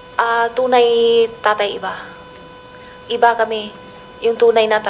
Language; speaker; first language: Filipino; non-native, learner; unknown